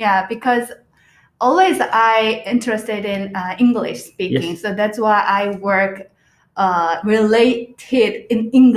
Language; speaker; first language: English; non-native, learner; Korean